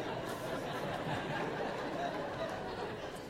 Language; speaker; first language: English; native; English